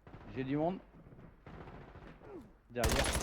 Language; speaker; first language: French; native; French